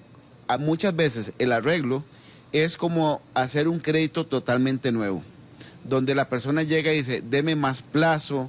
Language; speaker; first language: Spanish; native; Spanish